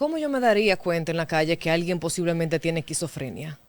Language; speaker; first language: Spanish; native; Spanish